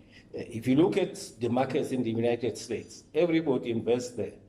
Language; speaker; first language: English; non-native, local second language; Swati